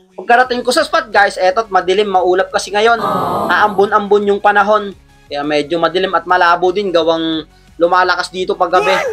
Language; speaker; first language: Filipino; non-native, local second language; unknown